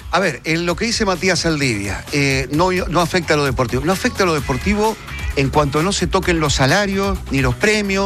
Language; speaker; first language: Spanish; native; Spanish